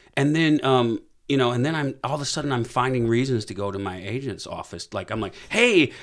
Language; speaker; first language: English; native; English